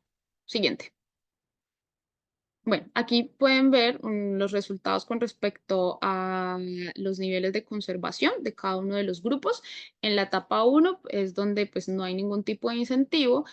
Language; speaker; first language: Spanish; native; Spanish